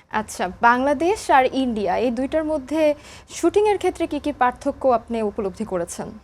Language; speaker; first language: Bangla; native; Bangla